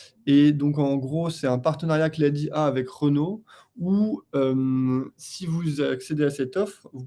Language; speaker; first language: French; native; French